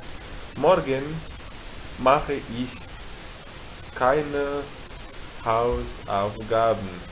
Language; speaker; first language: German; non-native, fluent; Arabic